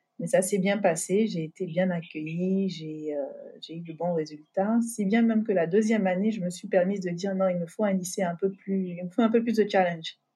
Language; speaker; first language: French; native; French